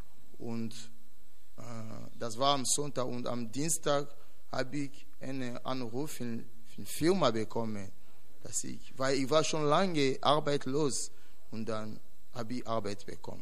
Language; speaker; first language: German; non-native, learner; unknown